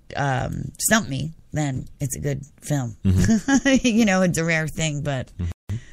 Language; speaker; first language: English; native; English